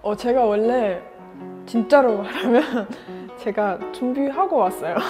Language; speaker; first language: Korean; non-native, fluent; Russian